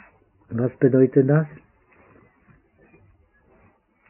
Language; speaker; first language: German; non-native, fluent; Czech